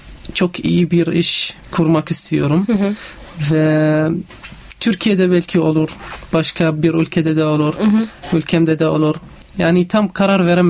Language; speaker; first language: Turkish; non-native, learner; Arabic